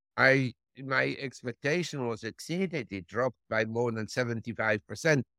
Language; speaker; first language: English; non-native, fluent; German